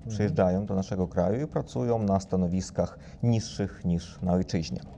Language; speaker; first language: Polish; non-native, fluent; Ukrainian